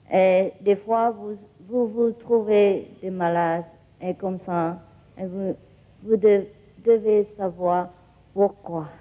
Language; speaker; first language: French; non-native, learner; Vietnamese